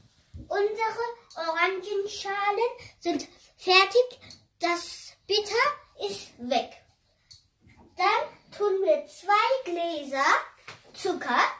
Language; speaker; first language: German; non-native, fluent; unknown